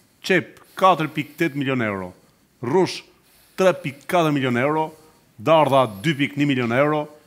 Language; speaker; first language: Albanian; native; Albanian